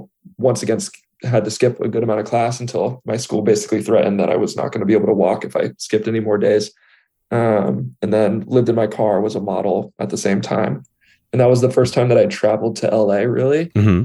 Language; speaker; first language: English; native; English